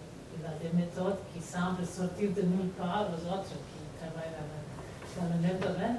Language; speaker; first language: French; non-native, fluent; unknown